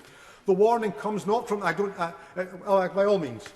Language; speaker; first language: English; native; English